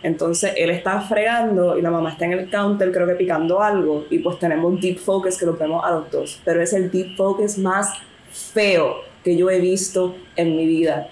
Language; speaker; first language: Spanish; native; Spanish